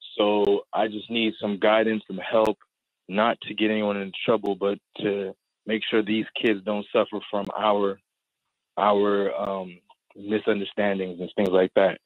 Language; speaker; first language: English; native; English